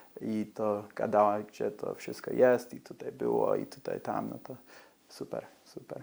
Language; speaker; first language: Polish; early bilingual, heritage; English